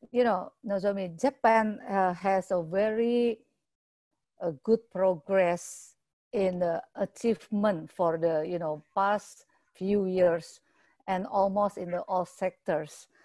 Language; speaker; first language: English; non-native, learner; Indonesian